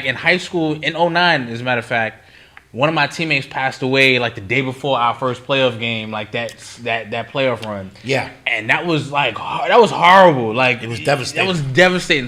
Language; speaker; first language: English; native; English